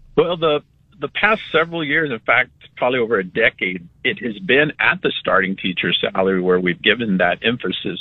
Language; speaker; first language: English; native; English